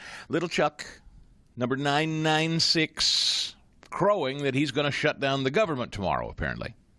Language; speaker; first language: English; native; English